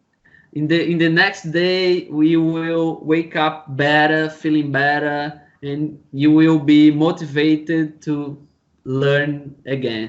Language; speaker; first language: English; non-native, learner; Portuguese